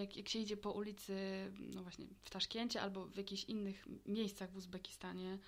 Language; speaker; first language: Polish; native; Polish